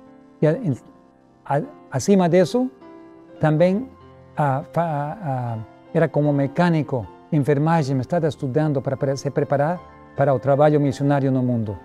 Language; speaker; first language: Portuguese; non-native, learner; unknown